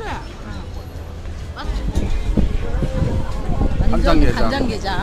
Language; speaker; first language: Korean; native; Korean